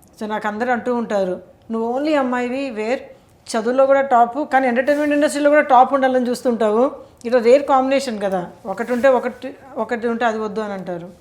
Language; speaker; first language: Telugu; native; Telugu